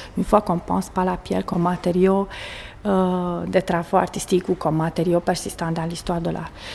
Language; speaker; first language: French; non-native, fluent; Portuguese